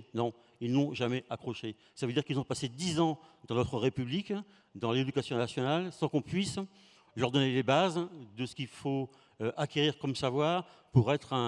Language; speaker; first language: French; native; French